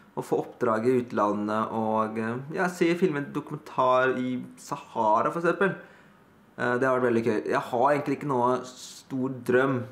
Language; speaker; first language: Norwegian; early bilingual, other home language; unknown